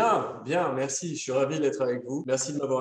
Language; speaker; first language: French; native; French